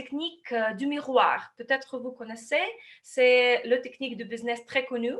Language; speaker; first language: French; non-native, fluent; Russian